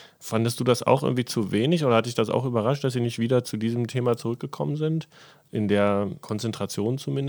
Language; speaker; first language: German; native; German